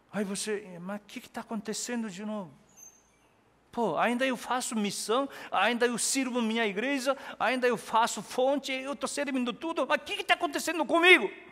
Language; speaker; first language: Portuguese; non-native, fluent; Korean